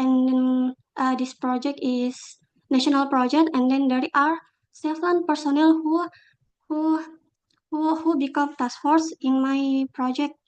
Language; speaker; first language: English; non-native, local second language; Indonesian